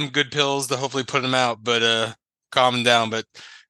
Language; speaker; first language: English; native; English